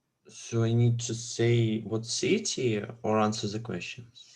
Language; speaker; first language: English; non-native, learner; Russian